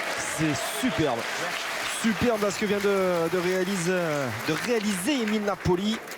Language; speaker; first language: French; native; French